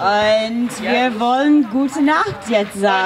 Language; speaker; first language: German; non-native, fluent; English